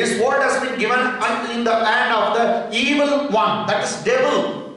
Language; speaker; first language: English; non-native, local second language; Tamil